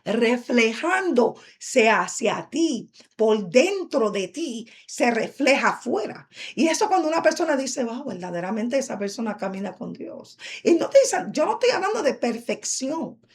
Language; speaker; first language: Spanish; early bilingual, heritage; Spanish